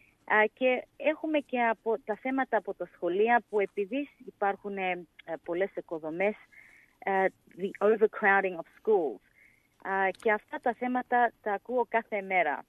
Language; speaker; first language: Greek; early bilingual, heritage; English